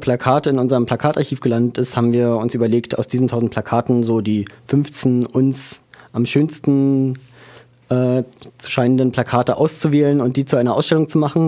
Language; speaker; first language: German; native; German